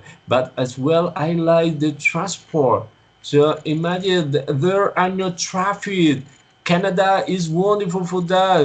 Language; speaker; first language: English; non-native, learner; Spanish